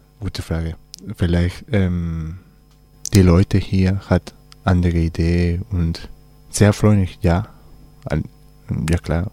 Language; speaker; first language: German; non-native, learner; Spanish